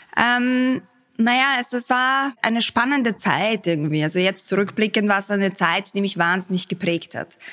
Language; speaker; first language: German; early bilingual, other home language; Bosnian